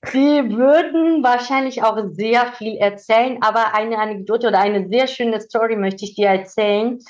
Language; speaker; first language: German; non-native, fluent; Georgian